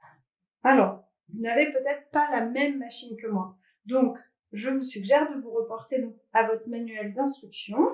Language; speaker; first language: French; native; French